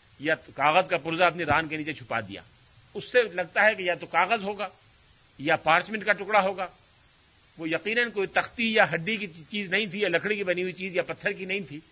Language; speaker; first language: Urdu; native; Urdu